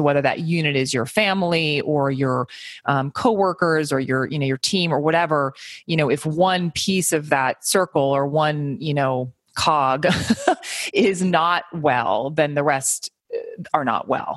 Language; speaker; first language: English; native; English